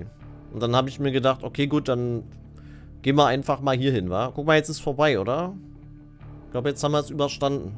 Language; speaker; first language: German; native; German